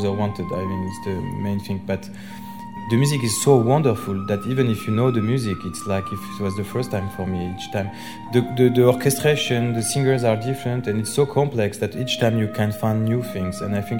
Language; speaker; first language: English; non-native, fluent; French